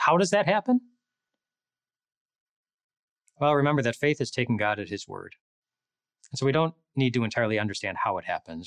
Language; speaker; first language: English; native; English